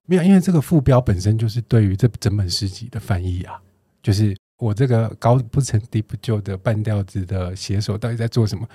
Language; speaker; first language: Chinese; native; Chinese